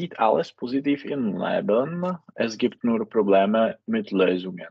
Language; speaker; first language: German; non-native, learner; Czech